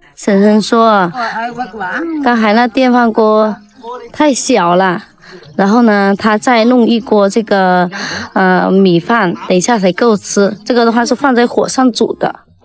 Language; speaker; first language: Chinese; non-native, fluent; Vietnamese